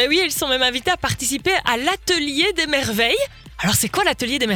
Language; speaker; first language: French; native; French